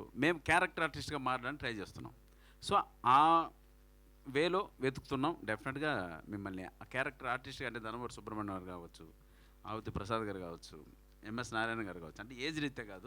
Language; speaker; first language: Telugu; native; Telugu